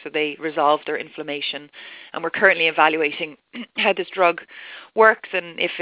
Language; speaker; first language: English; native; English